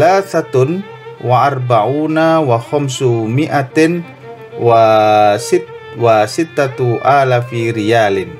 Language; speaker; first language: Arabic; non-native, fluent; Indonesian